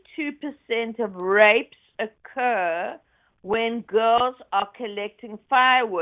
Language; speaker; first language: English; native; English